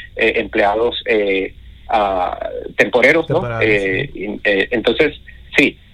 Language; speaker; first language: Spanish; native; Spanish